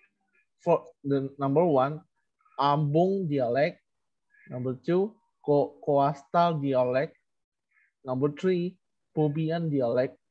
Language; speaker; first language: English; non-native, learner; Indonesian